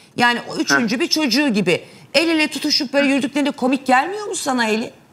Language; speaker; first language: Turkish; native; Turkish